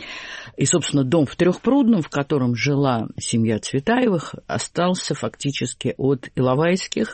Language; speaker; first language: Russian; native; Russian